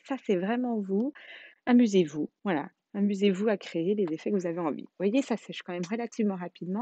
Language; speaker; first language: French; native; French